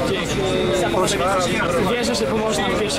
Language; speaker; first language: Polish; native; Polish